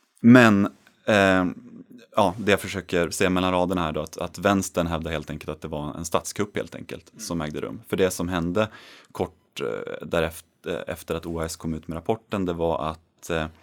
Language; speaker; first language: Swedish; native; Swedish